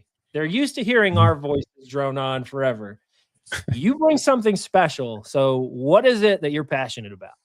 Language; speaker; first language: English; native; English